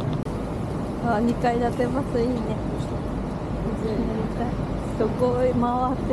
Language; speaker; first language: Japanese; native; Japanese